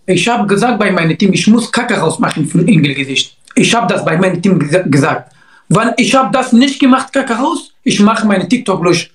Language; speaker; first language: German; non-native, learner; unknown